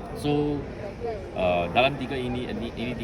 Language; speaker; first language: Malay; non-native, local second language; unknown